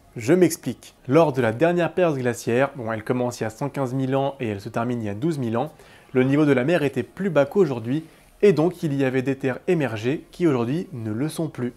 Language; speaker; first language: French; native; French